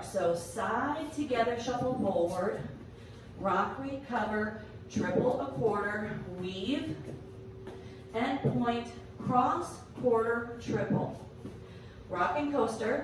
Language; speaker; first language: English; native; English